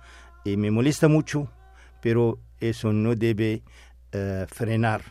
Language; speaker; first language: Spanish; non-native, fluent; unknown